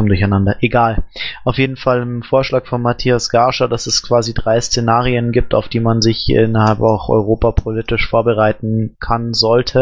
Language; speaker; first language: German; native; German